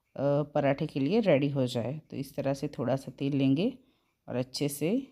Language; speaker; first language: Hindi; non-native, local second language; Gujarati